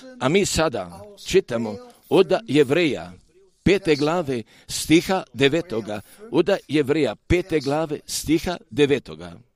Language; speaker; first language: Croatian; early bilingual, heritage; Serbian